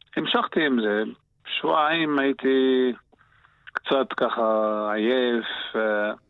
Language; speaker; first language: Hebrew; native; Hebrew